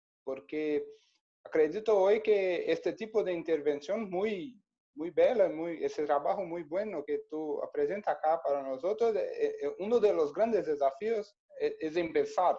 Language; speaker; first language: Spanish; non-native, learner; Portuguese